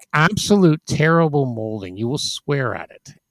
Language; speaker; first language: English; native; English